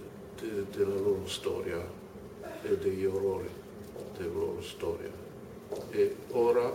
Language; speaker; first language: Italian; non-native, fluent; German